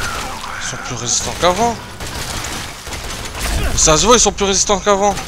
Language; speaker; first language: French; native; French